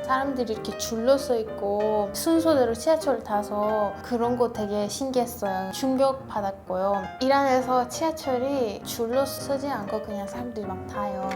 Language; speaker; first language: Korean; non-native, fluent; Persian